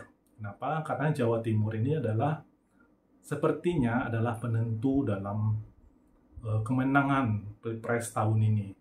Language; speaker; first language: Indonesian; native; Indonesian